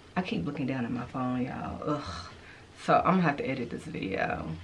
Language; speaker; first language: English; native; English